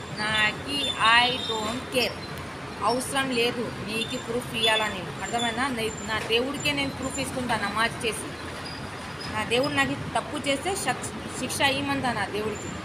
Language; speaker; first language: Telugu; non-native, local second language; Urdu